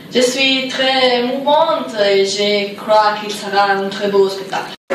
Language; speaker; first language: French; non-native, learner; Italian